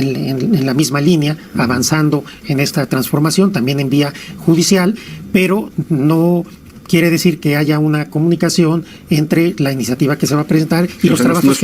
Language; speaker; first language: Spanish; native; Spanish